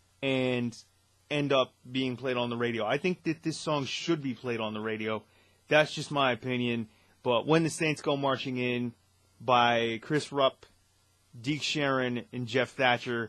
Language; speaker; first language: English; native; English